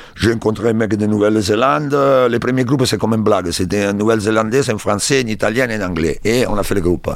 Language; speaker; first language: French; non-native, learner; Italian